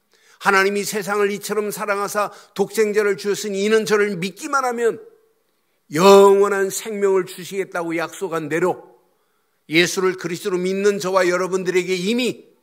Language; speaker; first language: Korean; native; Korean